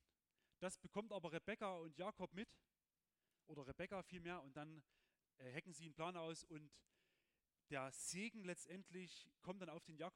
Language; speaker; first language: German; native; German